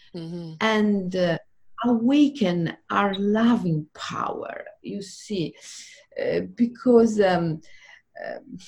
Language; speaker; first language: English; non-native, fluent; Italian